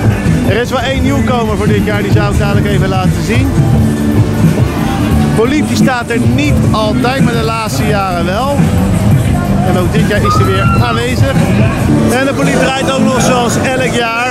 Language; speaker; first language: Dutch; native; Dutch